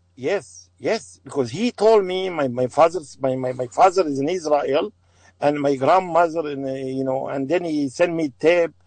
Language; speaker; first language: English; non-native, learner; Arabic